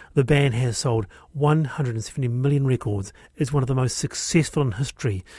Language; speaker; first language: English; native; English